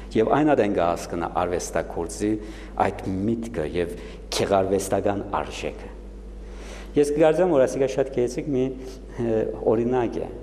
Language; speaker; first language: Armenian; early bilingual, heritage; Armenian